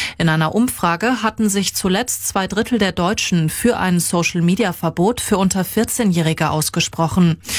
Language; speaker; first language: German; native; German